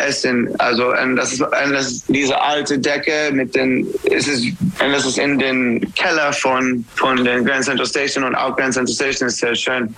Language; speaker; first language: German; non-native, learner; English